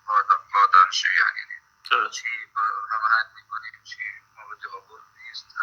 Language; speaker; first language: Persian; non-native, fluent; Arabic